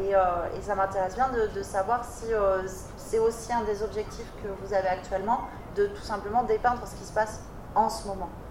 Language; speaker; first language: French; native; French